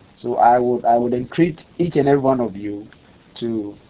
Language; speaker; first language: English; non-native, local second language; Akan